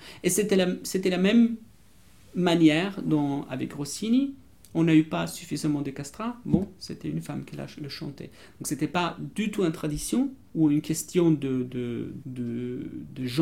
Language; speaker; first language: French; non-native, fluent; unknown